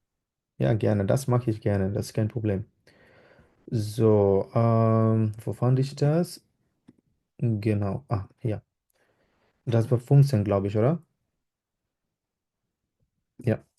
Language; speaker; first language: German; non-native, fluent; Bangla